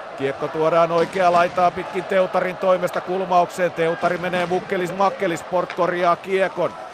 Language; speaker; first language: Finnish; native; Finnish